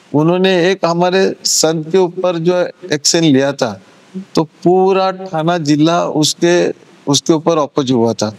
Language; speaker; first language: Hindi; non-native, local second language; Marathi